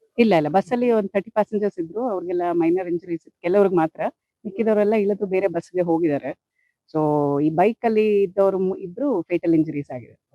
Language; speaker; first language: Kannada; native; Kannada